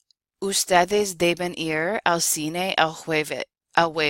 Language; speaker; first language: Spanish; non-native, fluent; English